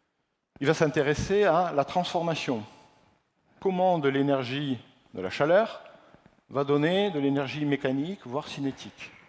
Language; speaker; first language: French; native; French